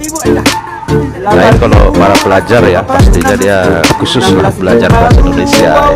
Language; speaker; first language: Indonesian; native; Indonesian